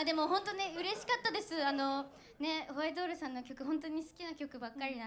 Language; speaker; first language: Japanese; native; Japanese